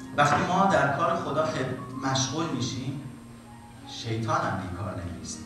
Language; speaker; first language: Persian; native; Persian